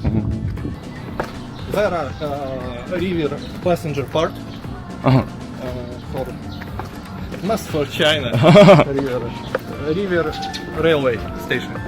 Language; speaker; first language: English; non-native, learner; Russian